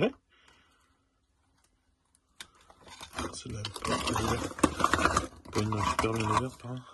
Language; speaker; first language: French; native; French